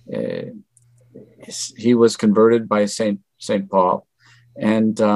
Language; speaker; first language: English; native; English